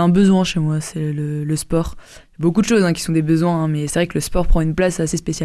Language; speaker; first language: French; native; French